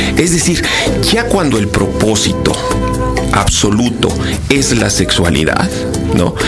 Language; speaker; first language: Spanish; native; Spanish